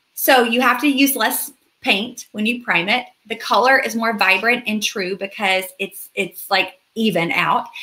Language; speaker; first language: English; native; English